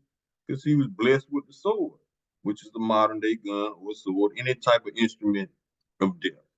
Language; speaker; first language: English; native; English